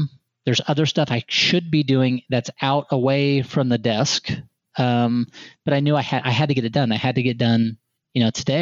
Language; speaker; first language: English; native; English